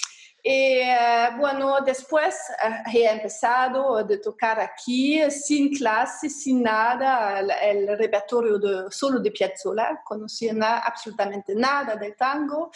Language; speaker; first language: Spanish; non-native, fluent; German